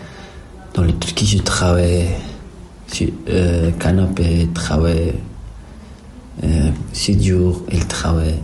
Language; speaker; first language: French; non-native, learner; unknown